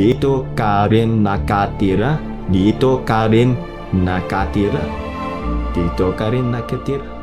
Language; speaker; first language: Filipino; non-native, learner; English